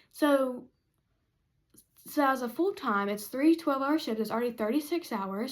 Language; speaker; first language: English; native; English